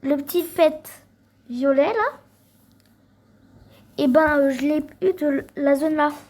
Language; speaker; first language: French; native; French